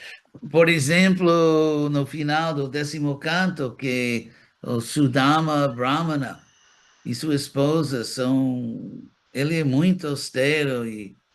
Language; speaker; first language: Portuguese; non-native, fluent; English